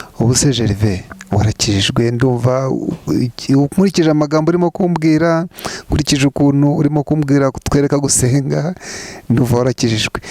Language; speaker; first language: Kinyarwanda; native; Kinyarwanda